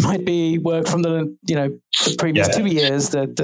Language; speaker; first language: English; native; English